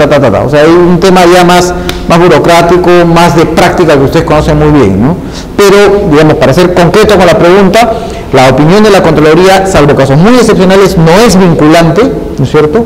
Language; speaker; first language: Spanish; native; Spanish